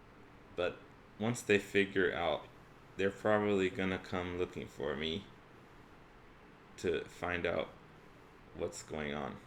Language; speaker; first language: English; native; English